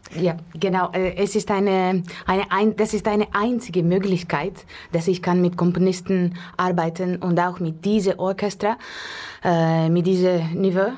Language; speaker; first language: German; non-native, learner; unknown